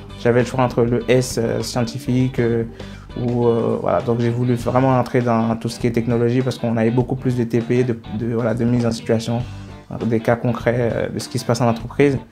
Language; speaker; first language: French; non-native, local second language; Haitian Creole